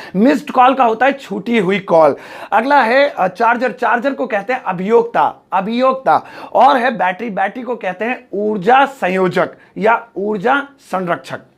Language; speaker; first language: Hindi; native; Hindi